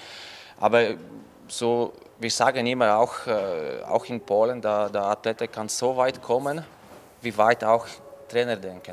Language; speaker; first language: German; non-native, learner; Polish